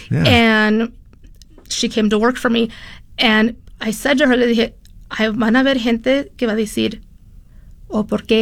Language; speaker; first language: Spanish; early bilingual, heritage; Spanish